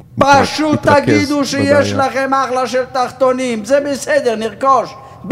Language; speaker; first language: Hebrew; native; Hebrew